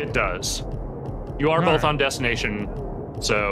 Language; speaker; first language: English; native; English